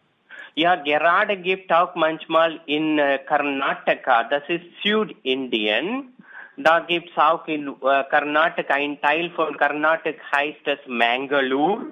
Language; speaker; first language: German; non-native, learner; Tamil